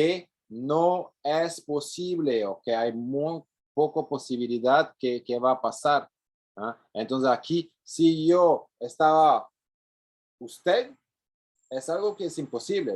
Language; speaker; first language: Spanish; non-native, fluent; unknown